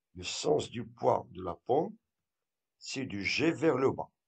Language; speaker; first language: French; non-native, local second language; Arabic